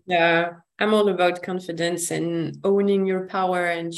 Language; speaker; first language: English; non-native, fluent; French